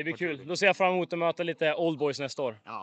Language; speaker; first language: Swedish; native; Swedish